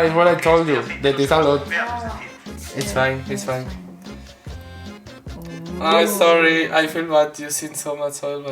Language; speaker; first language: English; non-native, learner; Spanish